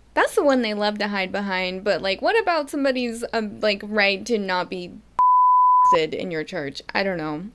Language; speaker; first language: English; native; English